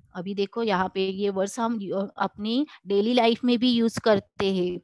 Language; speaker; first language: Hindi; non-native, local second language; Marathi